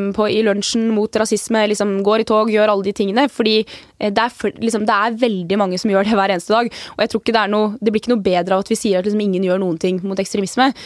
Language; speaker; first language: Norwegian; native; Norwegian